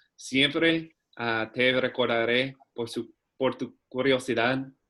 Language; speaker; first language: Spanish; non-native, learner; English